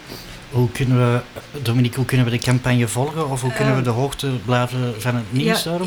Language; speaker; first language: Dutch; native; Dutch